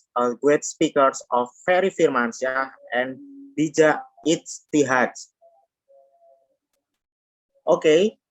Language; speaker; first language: English; non-native, learner; Indonesian